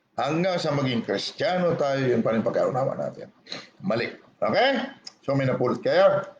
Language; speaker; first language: Filipino; non-native, local second language; Hiligaynon